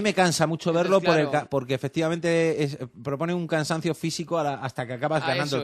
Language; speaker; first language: Spanish; native; Spanish